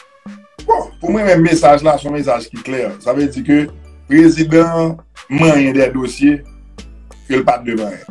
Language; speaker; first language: French; non-native, local second language; Haitian Creole